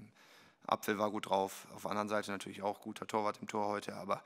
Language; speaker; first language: German; native; German